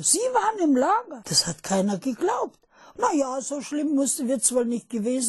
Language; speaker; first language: German; non-native, fluent; Russian